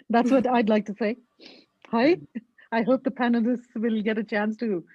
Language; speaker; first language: English; non-native, local second language; Nepali